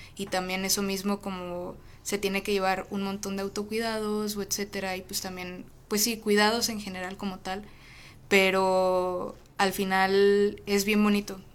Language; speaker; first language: Spanish; native; Spanish